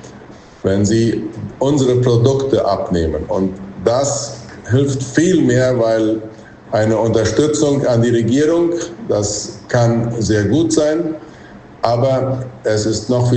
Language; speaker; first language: German; non-native, local second language; Plautdietsch